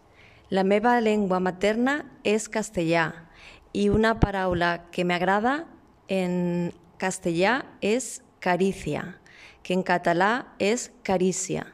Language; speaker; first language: Spanish; native; Spanish